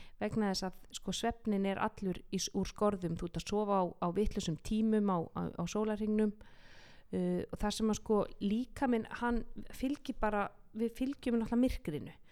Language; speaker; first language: Icelandic; native; Icelandic